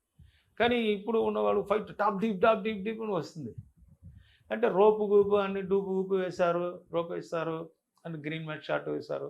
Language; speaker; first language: Telugu; non-native, learner; Tamil